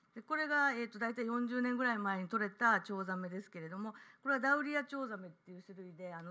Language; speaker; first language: Japanese; native; Japanese